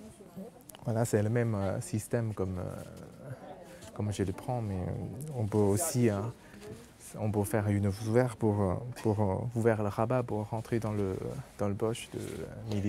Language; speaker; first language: French; non-native, local second language; Chinese